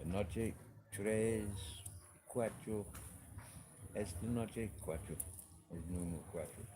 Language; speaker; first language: Spanish; non-native, learner; English